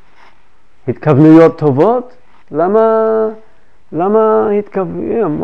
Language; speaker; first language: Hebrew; non-native, fluent; English